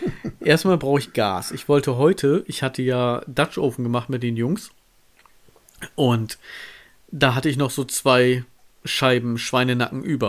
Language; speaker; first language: German; native; German